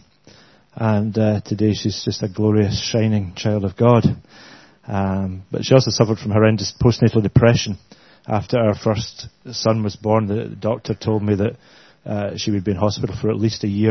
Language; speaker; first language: English; native; English